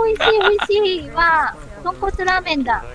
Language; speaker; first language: Japanese; non-native, learner; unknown